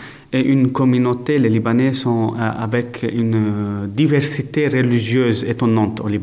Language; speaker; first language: French; non-native, local second language; Arabic